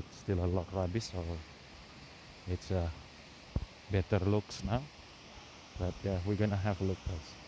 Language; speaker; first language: English; non-native, learner; Indonesian